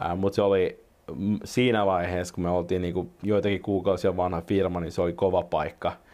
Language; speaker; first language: Finnish; non-native, local second language; Swedish